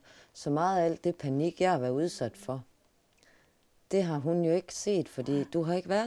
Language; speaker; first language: Danish; native; Danish